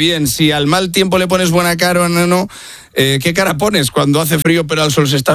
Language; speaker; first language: Spanish; native; Spanish